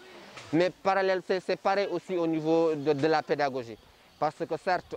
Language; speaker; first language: French; non-native, local second language; Wolof